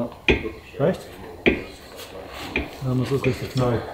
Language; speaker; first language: German; native; German